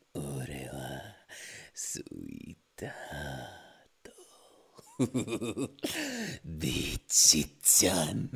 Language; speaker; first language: Japanese; non-native, learner; Spanish